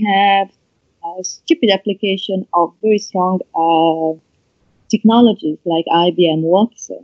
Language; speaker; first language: English; non-native, fluent; Italian